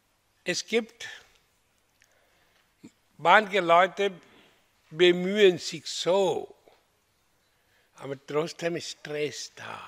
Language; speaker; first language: German; non-native, fluent; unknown